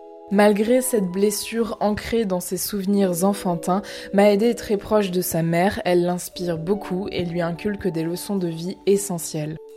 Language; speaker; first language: French; native; French